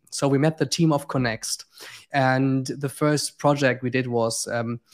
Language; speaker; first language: English; non-native, fluent; German